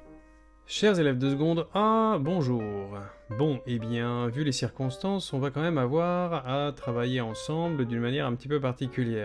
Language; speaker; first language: French; native; French